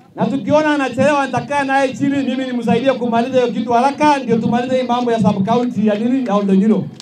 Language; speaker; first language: Swahili; non-native, local second language; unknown